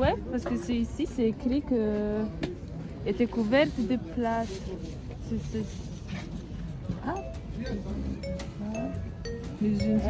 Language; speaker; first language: French; non-native, fluent; Polish